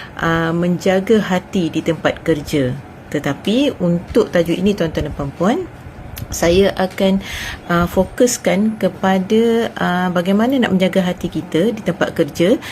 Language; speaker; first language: Malay; native; Malay